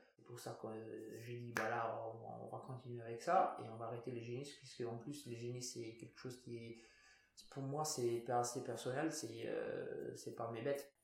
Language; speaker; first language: French; non-native, local second language; Luxembourgish